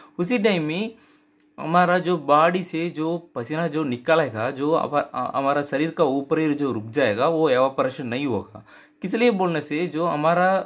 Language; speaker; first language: Hindi; non-native, local second language; Tamil